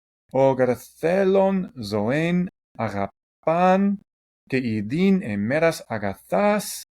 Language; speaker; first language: Greek; non-native, learner; English